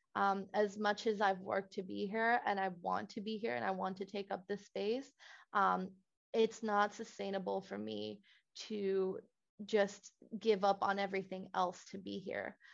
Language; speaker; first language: English; non-native, fluent; Spanish